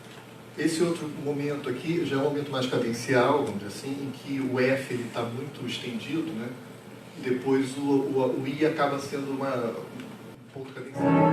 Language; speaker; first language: Portuguese; native; Portuguese